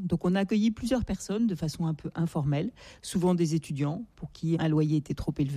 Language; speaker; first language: French; native; French